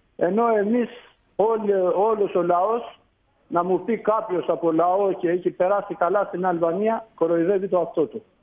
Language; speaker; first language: Greek; non-native, fluent; Albanian